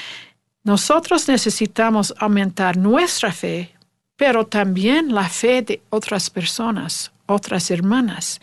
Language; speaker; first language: Spanish; non-native, learner; English